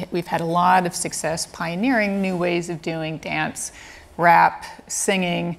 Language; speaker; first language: English; native; English